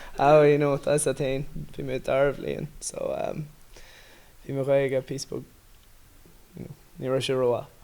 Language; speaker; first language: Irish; non-native, local second language; English